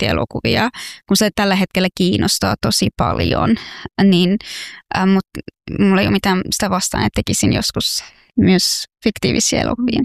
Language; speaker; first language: Finnish; non-native, fluent; Persian